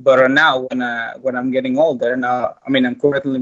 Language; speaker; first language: English; non-native, fluent; Spanish